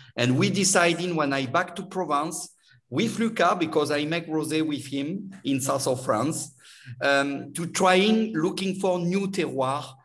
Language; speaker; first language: English; non-native, learner; French